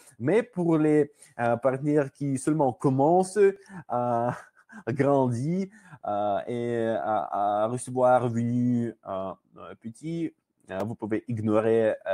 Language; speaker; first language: French; non-native, learner; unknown